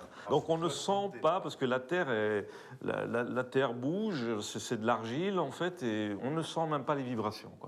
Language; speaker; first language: French; native; French